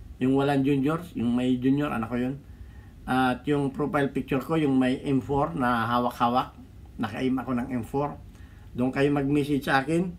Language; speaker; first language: Filipino; native; Filipino